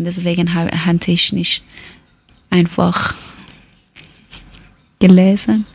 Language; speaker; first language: German; non-native, learner; Persian